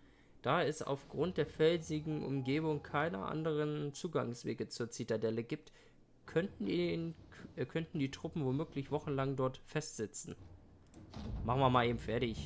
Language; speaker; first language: German; native; German